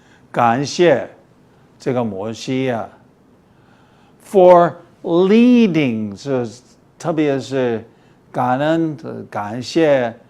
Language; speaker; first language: Chinese; early bilingual, heritage; English